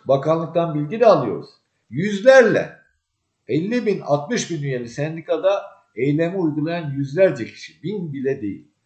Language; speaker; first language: Turkish; native; Turkish